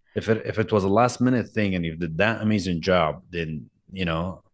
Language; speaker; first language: English; non-native, fluent; Arabic